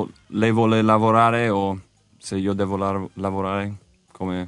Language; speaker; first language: Italian; non-native, learner; English